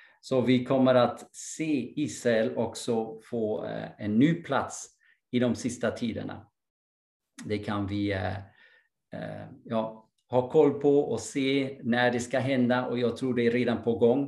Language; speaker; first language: Swedish; non-native, fluent; English